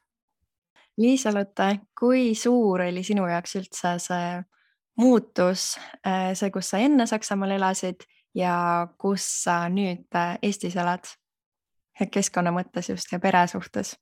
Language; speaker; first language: Estonian; native; Estonian